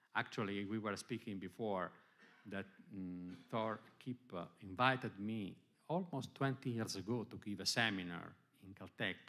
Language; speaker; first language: English; non-native, fluent; Italian